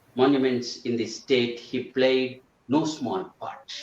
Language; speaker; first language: English; non-native, local second language; Kannada